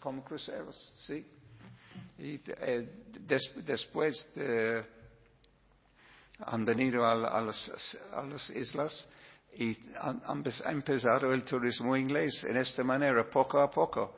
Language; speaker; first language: Spanish; non-native, learner; English